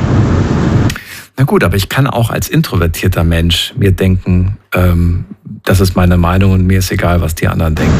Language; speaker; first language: German; native; German